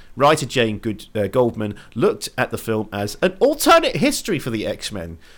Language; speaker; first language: English; native; English